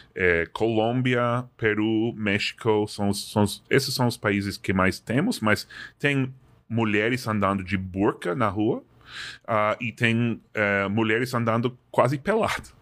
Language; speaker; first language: Portuguese; non-native, fluent; English